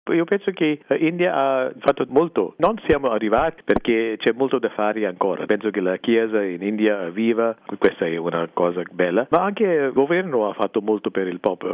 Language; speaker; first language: Italian; non-native, fluent; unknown